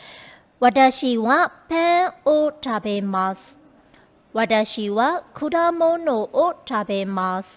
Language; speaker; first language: Japanese; non-native, fluent; Burmese